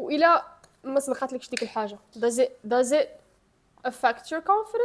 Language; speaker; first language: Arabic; native; Arabic